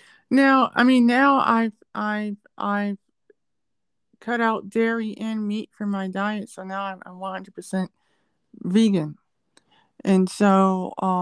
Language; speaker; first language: English; native; English